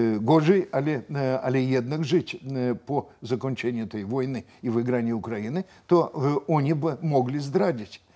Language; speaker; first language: Polish; non-native, fluent; Russian